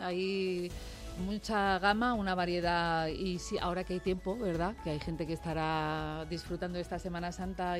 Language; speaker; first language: Spanish; native; Spanish